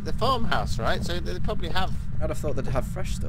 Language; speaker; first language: English; native; English